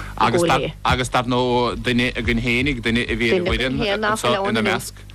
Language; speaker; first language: Irish; native; Irish